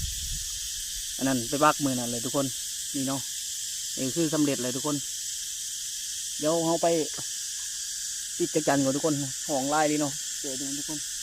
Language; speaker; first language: Thai; non-native, local second language; Northeastern Thai